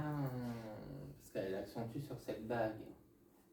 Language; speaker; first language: French; native; French